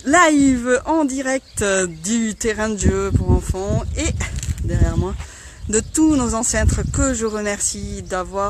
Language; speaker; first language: French; native; French